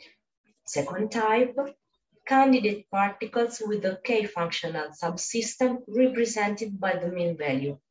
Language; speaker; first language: English; non-native, fluent; Italian